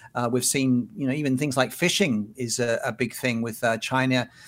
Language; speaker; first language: English; native; English